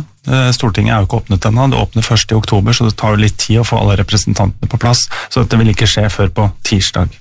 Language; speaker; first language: Norwegian; native; Norwegian